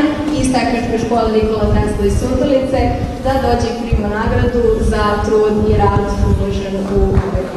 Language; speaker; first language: Serbian; native; Serbian